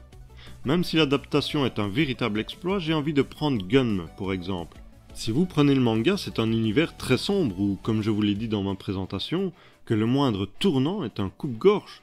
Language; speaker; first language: French; native; French